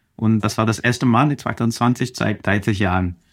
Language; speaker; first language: German; non-native, fluent; Telugu